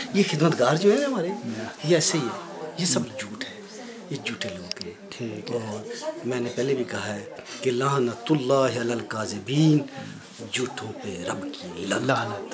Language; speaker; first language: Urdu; non-native, local second language; Punjabi